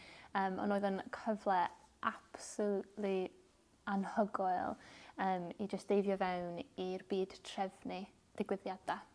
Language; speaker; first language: Welsh; non-native, local second language; English